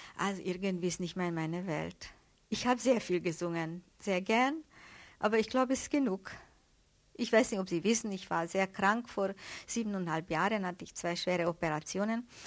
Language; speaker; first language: German; non-native, fluent; Hungarian